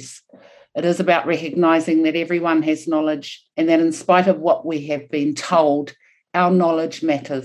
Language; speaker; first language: English; non-native, local second language; Māori